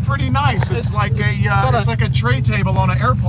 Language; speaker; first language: English; native; English